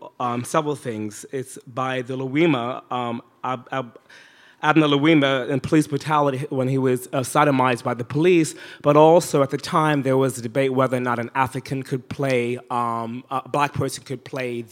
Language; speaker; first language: English; native; English